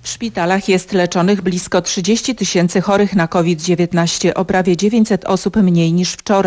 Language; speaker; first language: Polish; native; Polish